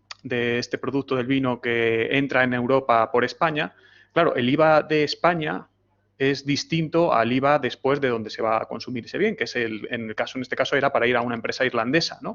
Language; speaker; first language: Spanish; native; Spanish